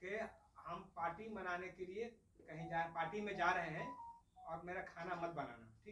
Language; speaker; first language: Hindi; native; Hindi